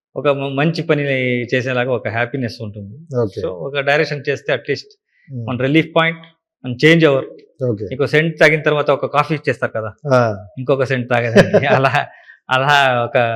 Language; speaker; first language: Telugu; non-native, learner; Kannada